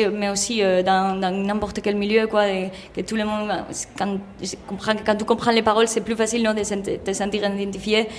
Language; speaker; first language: French; non-native, fluent; Spanish